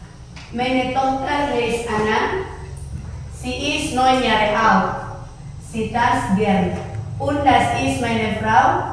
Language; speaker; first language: German; non-native, learner; Indonesian